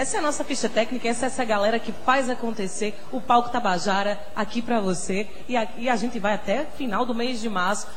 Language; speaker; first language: Portuguese; native; Portuguese